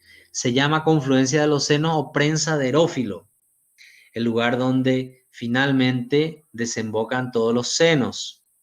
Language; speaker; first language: Spanish; native; Spanish